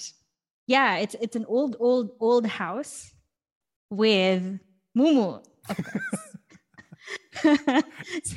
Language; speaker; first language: English; non-native, local second language; Filipino